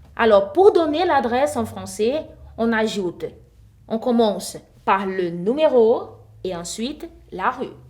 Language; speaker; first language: French; non-native, fluent; Portuguese